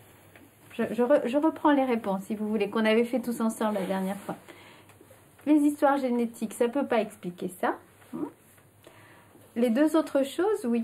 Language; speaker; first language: French; native; French